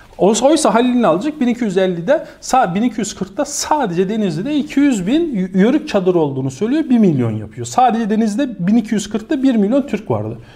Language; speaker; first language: Turkish; native; Turkish